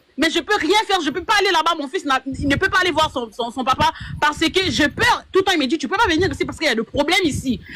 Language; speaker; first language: French; non-native, local second language; Lingala